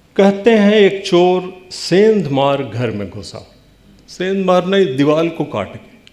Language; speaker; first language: Hindi; non-native, local second language; Bhojpuri